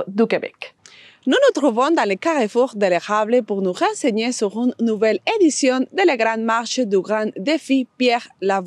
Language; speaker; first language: French; non-native, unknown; Spanish